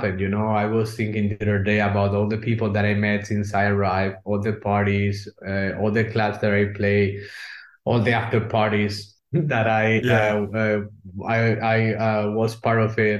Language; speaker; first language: English; non-native, fluent; Spanish